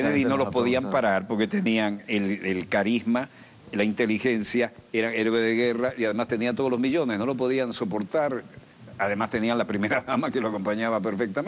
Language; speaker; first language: Spanish; native; Spanish